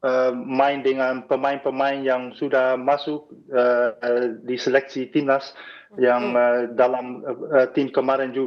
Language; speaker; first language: Indonesian; non-native, fluent; Dutch